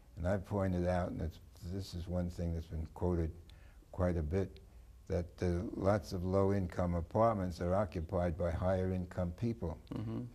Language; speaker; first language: English; native; English